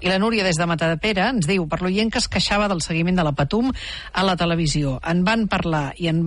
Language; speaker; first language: Catalan; native; Catalan